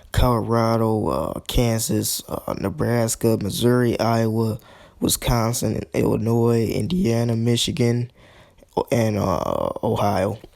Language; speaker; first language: English; native; English